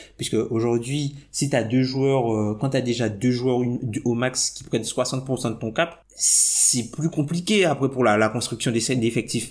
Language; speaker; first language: French; native; French